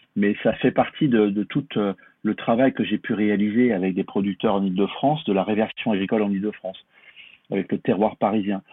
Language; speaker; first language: French; native; French